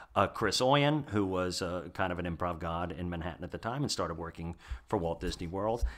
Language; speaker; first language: English; native; English